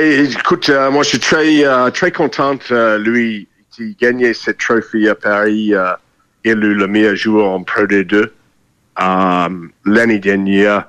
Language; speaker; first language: French; non-native, fluent; English